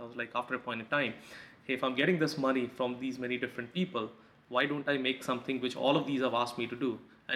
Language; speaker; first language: English; non-native, local second language; Hindi